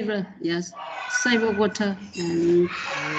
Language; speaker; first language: English; non-native, learner; Vietnamese